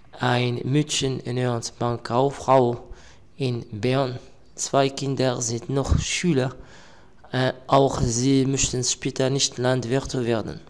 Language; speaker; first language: German; non-native, learner; Arabic